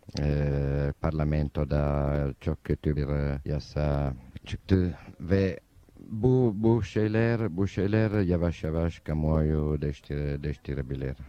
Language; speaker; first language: Turkish; non-native, fluent; Italian